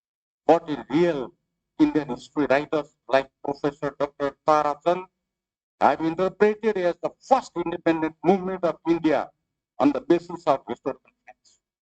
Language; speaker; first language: English; non-native, fluent; Nepali